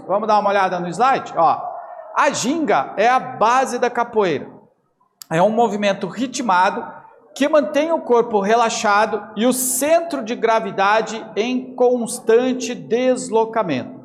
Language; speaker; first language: Portuguese; native; Portuguese